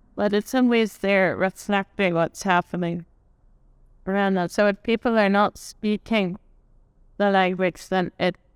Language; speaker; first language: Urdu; non-native, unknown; English